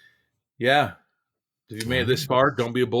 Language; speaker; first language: English; native; English